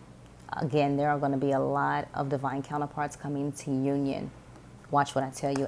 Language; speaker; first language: English; native; English